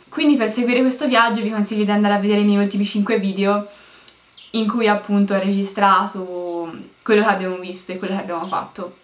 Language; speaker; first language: Italian; native; Italian